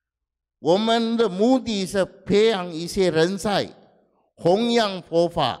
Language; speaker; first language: Chinese; non-native, fluent; Sinhala